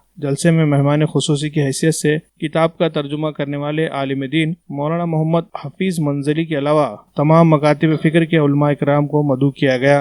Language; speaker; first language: Urdu; native; Urdu